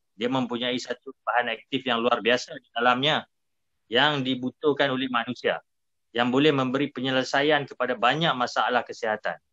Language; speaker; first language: Malay; native; Malay